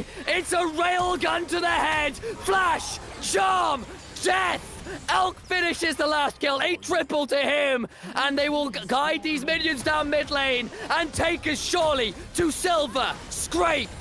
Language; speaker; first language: English; native; English